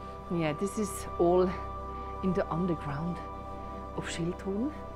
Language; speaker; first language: English; non-native, fluent; German